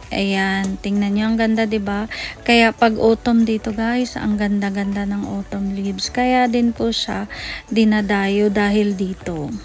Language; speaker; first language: Filipino; native; Filipino